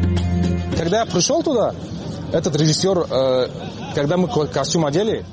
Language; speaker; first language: Russian; non-native, local second language; Tajik